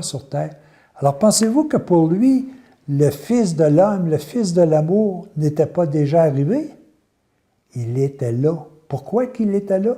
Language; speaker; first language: French; native; French